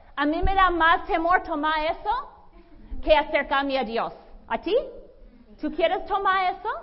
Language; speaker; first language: Spanish; non-native, fluent; English